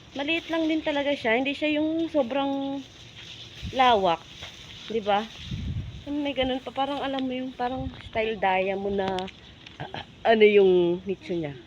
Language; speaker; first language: Filipino; native; Filipino